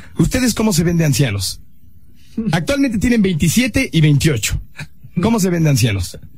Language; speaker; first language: Spanish; native; Spanish